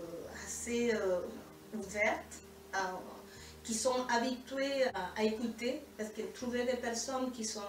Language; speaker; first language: French; non-native, fluent; Spanish